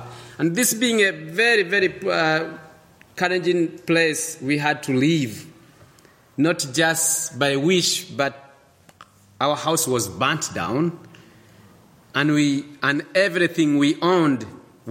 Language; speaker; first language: English; non-native, local second language; Kikuyu